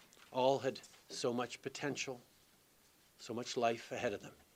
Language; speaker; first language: English; native; English